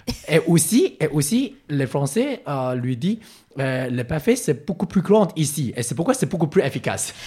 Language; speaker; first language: French; non-native, learner; Cantonese